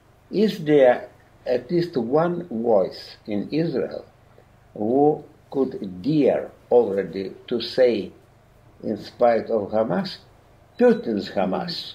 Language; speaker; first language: English; non-native, fluent; Lithuanian